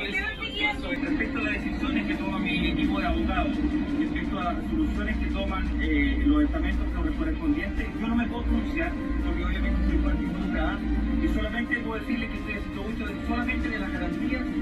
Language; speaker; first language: Spanish; native; Spanish